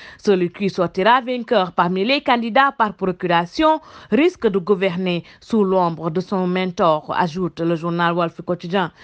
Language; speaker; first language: French; non-native, local second language; Wolof